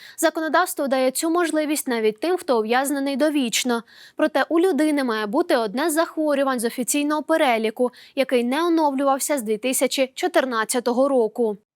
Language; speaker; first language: Ukrainian; native; Ukrainian